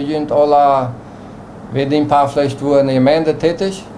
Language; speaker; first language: German; non-native, local second language; Plautdietsch